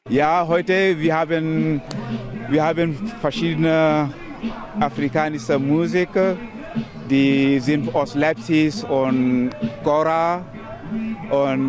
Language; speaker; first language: German; non-native, learner; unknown